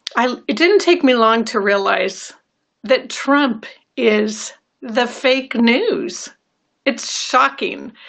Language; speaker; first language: English; native; English